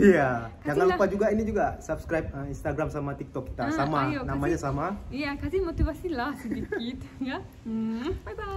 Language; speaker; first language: Indonesian; non-native, learner; Turkish